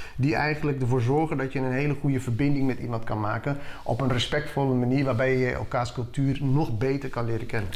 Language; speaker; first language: Dutch; early bilingual, other home language; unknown